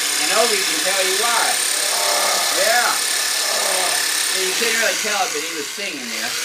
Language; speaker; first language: English; native; English